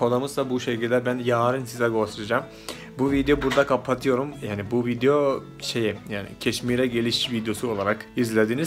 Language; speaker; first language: Turkish; non-native, fluent; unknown